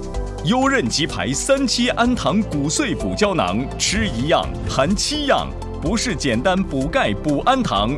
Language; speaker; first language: Chinese; native; Chinese